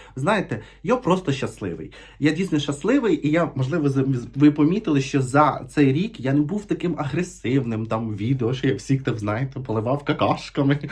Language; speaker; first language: Ukrainian; native; Ukrainian